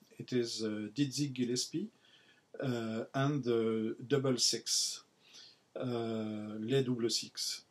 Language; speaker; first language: English; non-native, learner; French